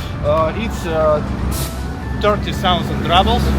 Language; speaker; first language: English; non-native, learner; Russian